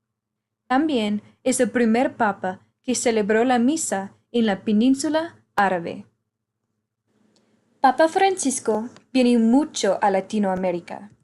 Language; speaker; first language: Spanish; non-native, fluent; English